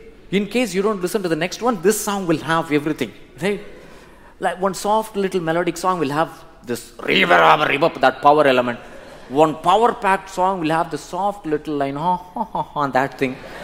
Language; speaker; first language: English; non-native, local second language; Tamil